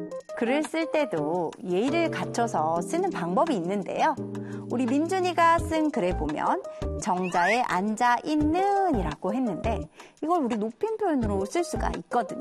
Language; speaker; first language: Korean; native; Korean